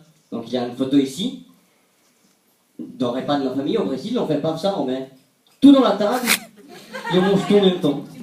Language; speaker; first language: French; non-native, fluent; Portuguese